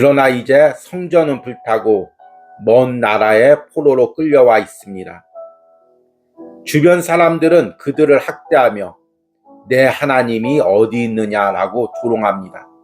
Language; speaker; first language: Korean; native; Korean